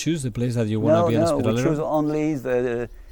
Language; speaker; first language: English; non-native, fluent; French